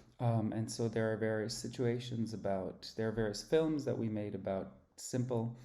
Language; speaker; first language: English; non-native, fluent; Polish